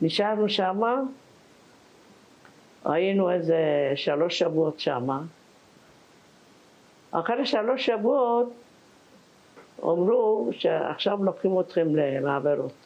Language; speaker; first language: Hebrew; non-native, fluent; Persian